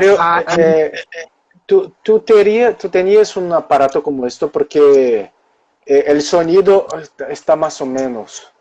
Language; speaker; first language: Spanish; non-native, local second language; Portuguese